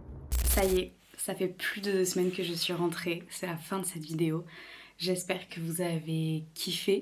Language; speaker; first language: French; native; French